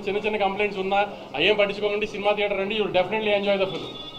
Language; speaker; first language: Telugu; native; Telugu